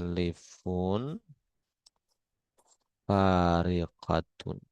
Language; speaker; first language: Arabic; non-native, fluent; Indonesian